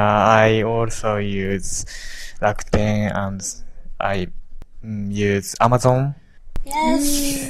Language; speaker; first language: English; non-native, learner; Japanese